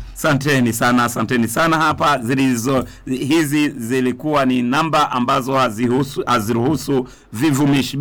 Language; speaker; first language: Swahili; non-native, local second language; Rundi